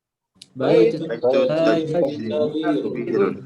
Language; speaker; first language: Arabic; non-native, learner; Indonesian